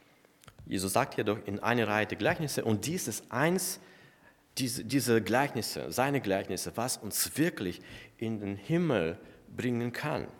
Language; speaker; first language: German; non-native, fluent; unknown